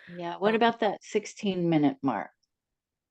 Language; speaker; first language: English; native; English